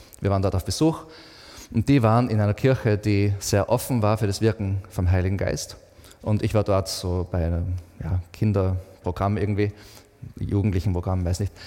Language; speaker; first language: German; native; German